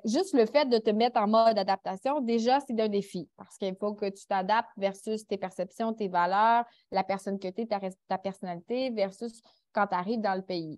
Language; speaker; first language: French; native; French